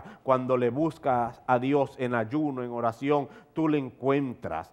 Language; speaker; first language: Spanish; native; Spanish